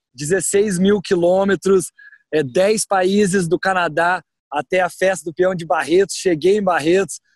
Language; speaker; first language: Portuguese; early bilingual, heritage; Portuguese